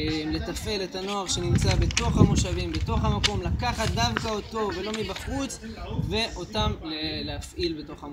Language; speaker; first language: Hebrew; native; Hebrew